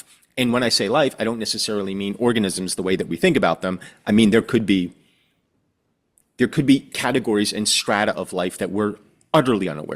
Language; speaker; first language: English; native; English